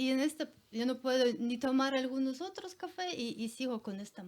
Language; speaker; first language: Spanish; non-native, learner; Ukrainian